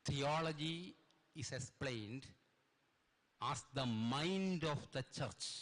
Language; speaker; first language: English; non-native, local second language; Malayalam